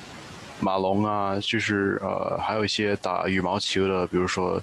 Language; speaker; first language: Chinese; early bilingual, heritage; Chinese